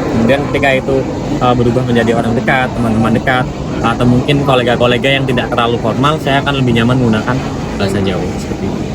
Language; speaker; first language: Indonesian; native; Indonesian